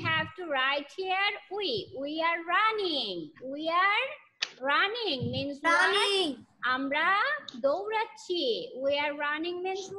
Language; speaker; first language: English; non-native, learner; Bangla